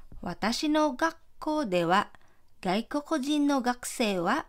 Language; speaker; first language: Japanese; non-native, fluent; Filipino